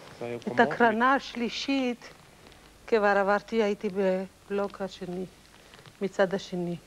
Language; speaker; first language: Hebrew; non-native, fluent; Ladino